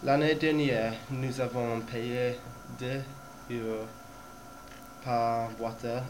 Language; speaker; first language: French; non-native, learner; English